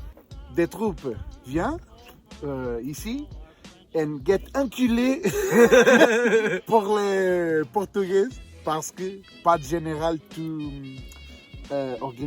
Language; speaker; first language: French; non-native, learner; Portuguese